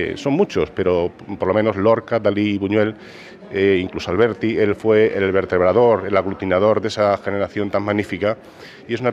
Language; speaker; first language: Spanish; native; Spanish